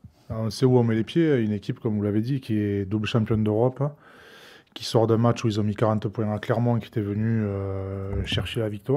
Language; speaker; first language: French; native; French